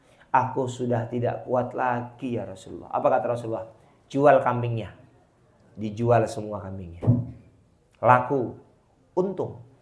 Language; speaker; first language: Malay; non-native, local second language; Javanese